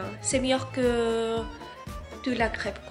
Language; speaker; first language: French; non-native, learner; Spanish